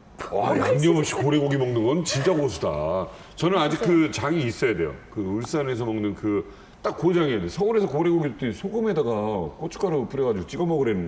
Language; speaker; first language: Korean; native; Korean